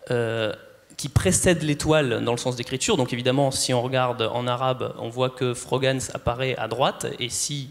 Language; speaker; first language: French; native; French